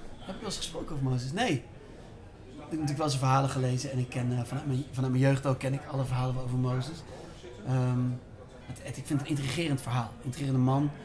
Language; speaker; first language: Dutch; native; Dutch